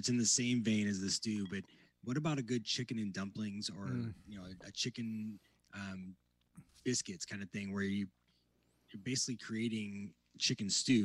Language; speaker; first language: English; native; English